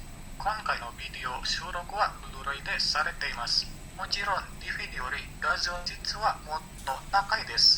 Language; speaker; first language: Japanese; non-native, learner; Indonesian